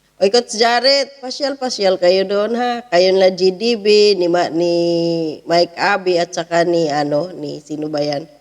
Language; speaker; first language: Filipino; native; Filipino